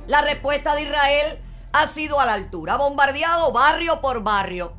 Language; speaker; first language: Spanish; native; Spanish